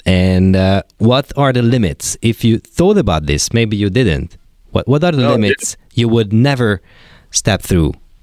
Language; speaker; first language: English; non-native, fluent; Hungarian